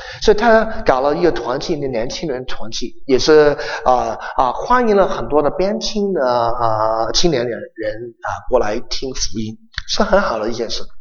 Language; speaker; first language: Chinese; non-native, local second language; Cantonese